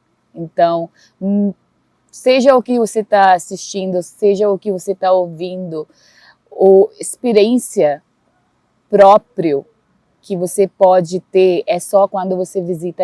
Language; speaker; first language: Portuguese; non-native, fluent; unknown